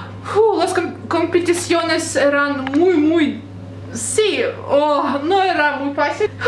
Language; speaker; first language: Spanish; non-native, learner; Russian